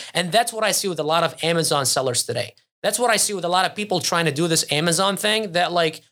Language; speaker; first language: English; early bilingual, other home language; Arabic